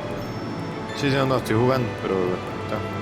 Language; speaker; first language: Spanish; native; Spanish